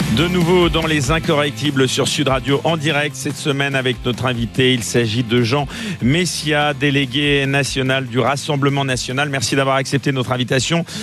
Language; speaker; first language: French; native; French